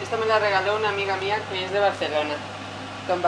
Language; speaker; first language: Spanish; native; Spanish